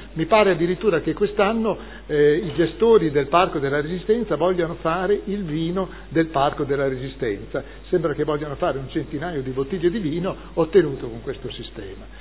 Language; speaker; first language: Italian; native; Italian